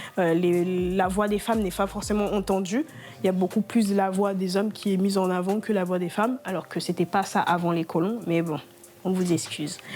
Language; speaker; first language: French; non-native, local second language; Lingala